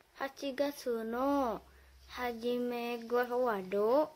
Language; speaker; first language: Japanese; non-native, learner; Indonesian